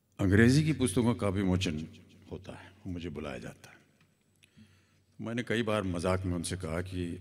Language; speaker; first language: Hindi; native; Hindi